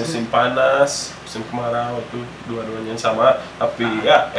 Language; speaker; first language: Indonesian; early bilingual, other home language; English